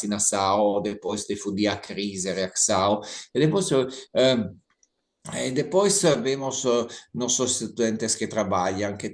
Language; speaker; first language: Portuguese; non-native, learner; Italian